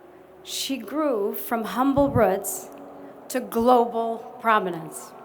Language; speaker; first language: English; native; English